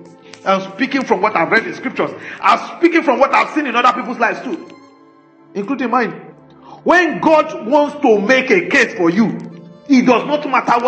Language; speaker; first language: English; non-native, local second language; Yoruba